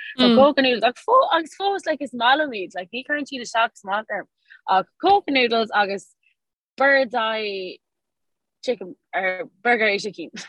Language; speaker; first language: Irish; non-native, local second language; English